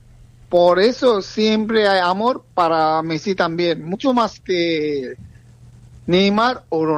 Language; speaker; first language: Spanish; non-native, learner; Bangla